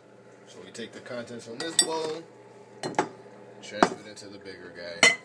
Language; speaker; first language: English; native; English